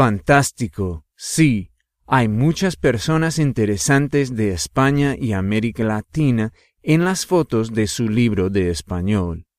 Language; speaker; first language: Spanish; non-native, fluent; English